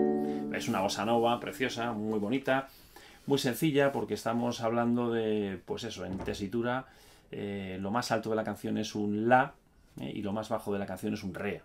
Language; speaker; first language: Spanish; native; Spanish